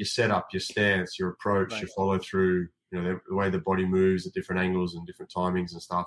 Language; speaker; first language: English; native; English